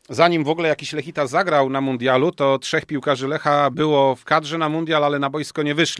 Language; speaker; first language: Polish; native; Polish